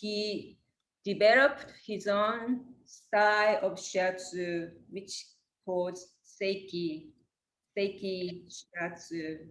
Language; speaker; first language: English; non-native, learner; Japanese